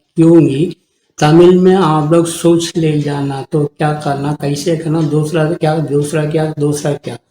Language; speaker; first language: Hindi; non-native, local second language; Tamil